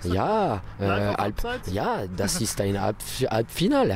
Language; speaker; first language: German; non-native, learner; French